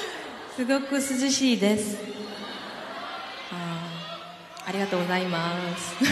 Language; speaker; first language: Japanese; non-native, learner; Korean